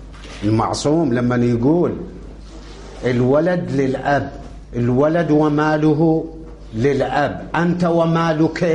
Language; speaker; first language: Arabic; native; Arabic